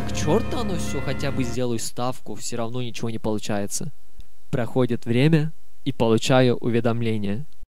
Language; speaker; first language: Russian; non-native, fluent; Turkish